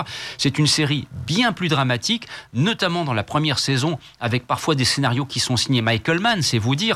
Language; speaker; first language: French; native; French